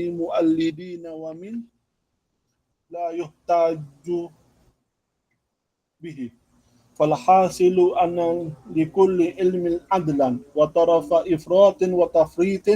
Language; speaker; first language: Arabic; non-native, fluent; Malay